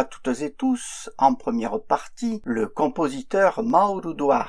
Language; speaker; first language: French; native; French